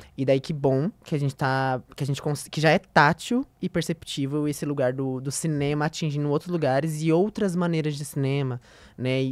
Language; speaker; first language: Portuguese; native; Portuguese